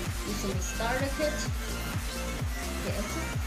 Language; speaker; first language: Spanish; early bilingual, heritage; Spanish